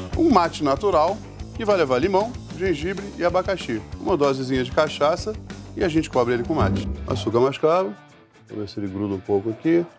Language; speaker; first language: Portuguese; non-native, fluent; English